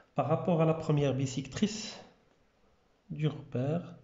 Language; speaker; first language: French; non-native, local second language; Arabic